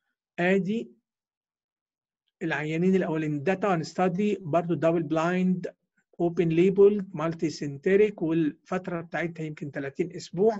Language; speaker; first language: Arabic; native; Arabic